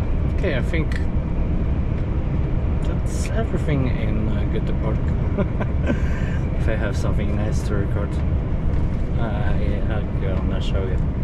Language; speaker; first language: English; non-native, fluent; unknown